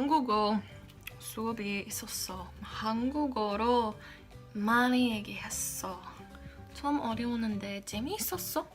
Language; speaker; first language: Korean; non-native, learner; English